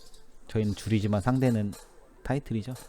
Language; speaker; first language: Korean; native; Korean